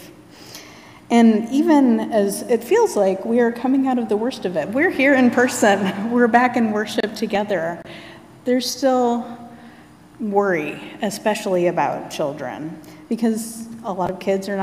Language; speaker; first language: English; native; English